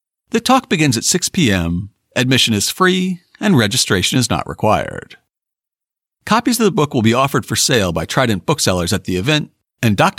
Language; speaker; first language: English; native; English